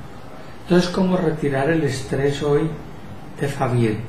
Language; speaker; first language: Spanish; native; Spanish